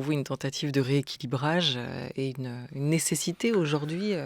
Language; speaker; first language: French; native; French